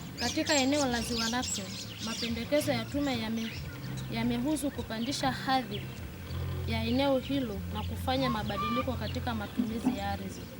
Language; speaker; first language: Swahili; non-native, local second language; Masai